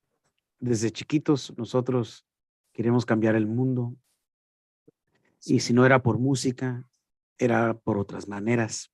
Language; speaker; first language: Spanish; early bilingual, heritage; Spanish